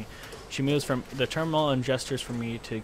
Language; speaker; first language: English; native; English